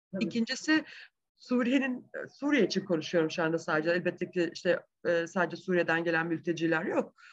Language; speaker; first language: Turkish; native; Turkish